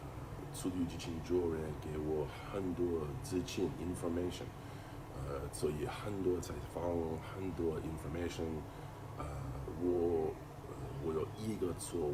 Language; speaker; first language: Chinese; non-native, learner; English